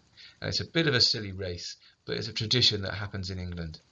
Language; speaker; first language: English; native; English